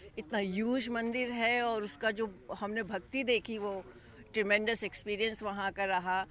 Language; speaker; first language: Hindi; non-native, local second language; Gujarati